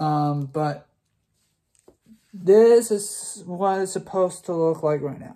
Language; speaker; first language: English; native; English